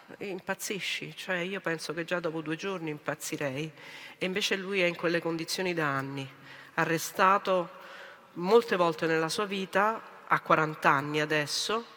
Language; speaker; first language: Italian; native; Italian